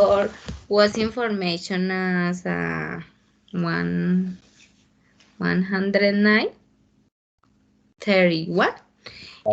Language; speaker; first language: English; non-native, learner; Spanish